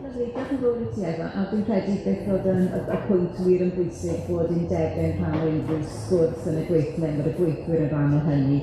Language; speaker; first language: Welsh; native; Welsh